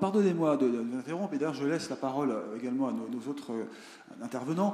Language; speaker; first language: French; native; French